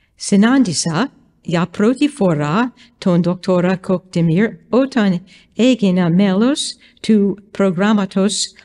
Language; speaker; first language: Greek; non-native, fluent; English